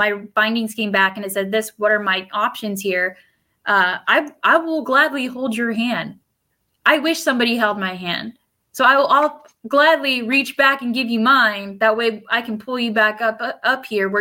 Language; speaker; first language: English; early bilingual, other home language; Spanish